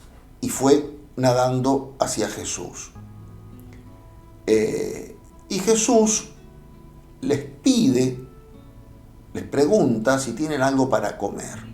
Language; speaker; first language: Spanish; native; Spanish